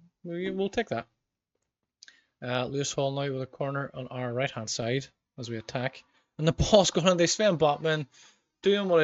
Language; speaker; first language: English; native; English